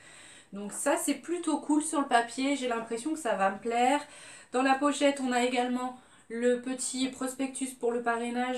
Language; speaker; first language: French; native; French